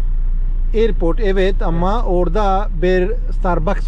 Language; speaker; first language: Turkish; non-native, learner; Urdu